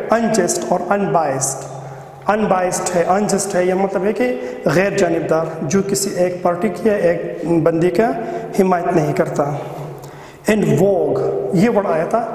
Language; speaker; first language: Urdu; non-native, local second language; Pashto